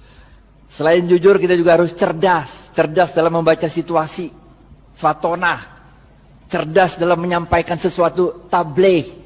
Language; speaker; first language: Indonesian; native; Indonesian